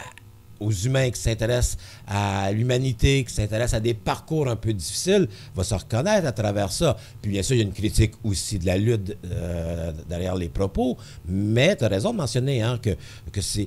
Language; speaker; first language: French; native; French